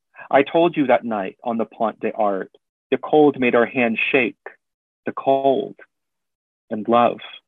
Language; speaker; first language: English; native; English